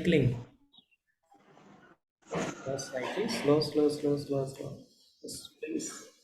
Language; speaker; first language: English; non-native, learner; Hindi